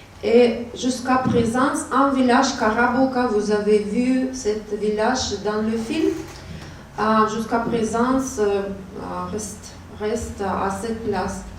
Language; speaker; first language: French; non-native, learner; Russian